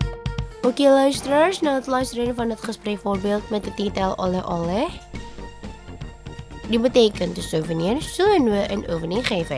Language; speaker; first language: Dutch; non-native, learner; Indonesian